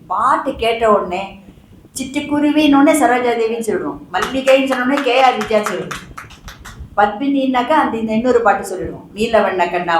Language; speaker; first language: Tamil; native; Tamil